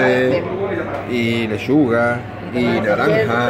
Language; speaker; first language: Spanish; native; Spanish